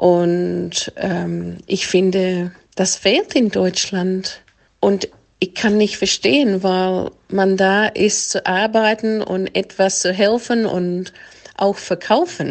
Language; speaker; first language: German; non-native, fluent; English